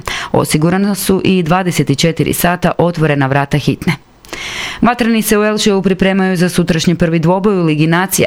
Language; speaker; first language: Croatian; native; Croatian